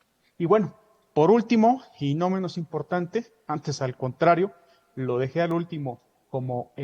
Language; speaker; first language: Spanish; native; Spanish